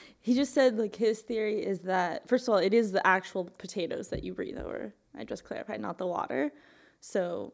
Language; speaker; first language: English; native; English